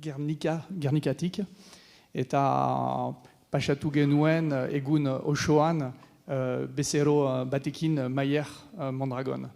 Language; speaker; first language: Basque; non-native, learner; French